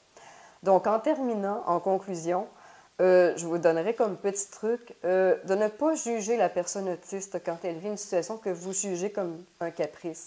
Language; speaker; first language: French; native; French